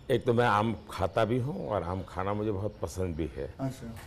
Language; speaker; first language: Hindi; non-native, local second language; Gujarati